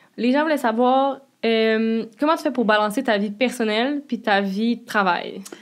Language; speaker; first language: French; native; French